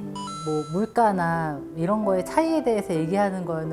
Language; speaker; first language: Korean; native; Korean